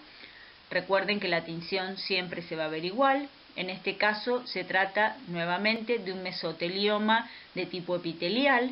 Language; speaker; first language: Spanish; native; Spanish